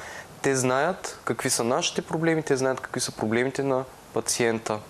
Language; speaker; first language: Bulgarian; native; Bulgarian